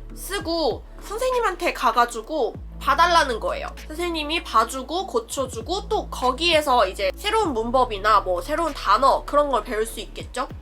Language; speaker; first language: Korean; non-native, fluent; Chinese